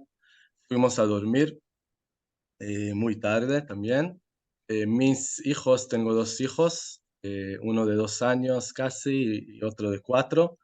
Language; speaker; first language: Spanish; non-native, fluent; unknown